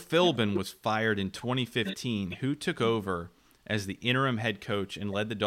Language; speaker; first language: English; native; English